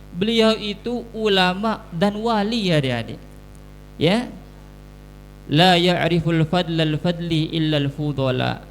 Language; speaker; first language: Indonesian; non-native, local second language; Sasak